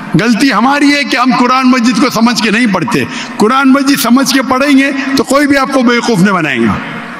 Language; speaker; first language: Hindi; non-native, local second language; Konkani